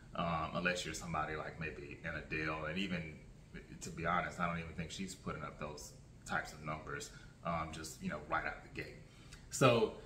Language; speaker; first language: English; native; English